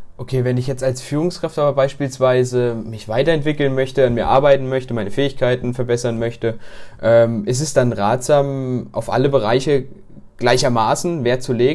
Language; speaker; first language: German; native; German